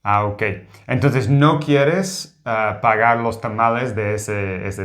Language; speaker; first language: Spanish; non-native, fluent; English